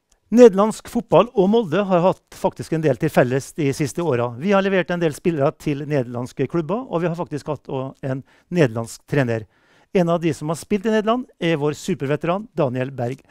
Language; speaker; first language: Norwegian; native; Norwegian